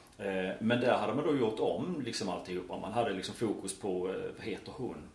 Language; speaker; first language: Swedish; native; Swedish